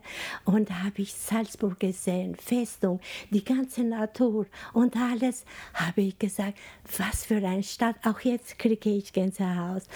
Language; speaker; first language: German; non-native, fluent; Albanian